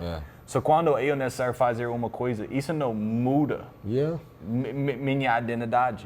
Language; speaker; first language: Portuguese; non-native, learner; English